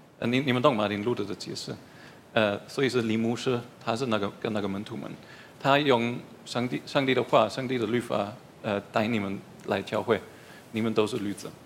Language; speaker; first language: Chinese; non-native, fluent; German